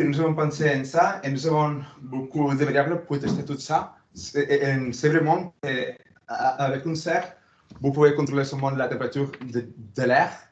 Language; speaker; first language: French; non-native, fluent; Spanish